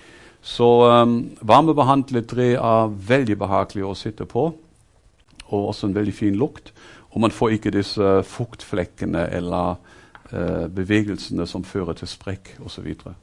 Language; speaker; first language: Norwegian; non-native, fluent; German